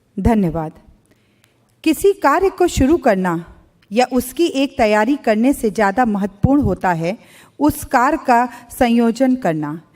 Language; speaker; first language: Hindi; native; Hindi